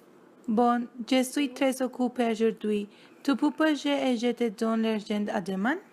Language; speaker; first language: French; non-native, learner; Spanish